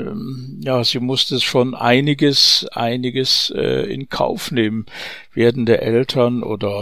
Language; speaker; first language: German; native; German